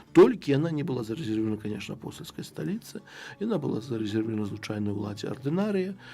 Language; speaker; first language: Belarusian; non-native, local second language; Russian